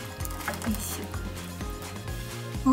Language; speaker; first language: Japanese; native; Japanese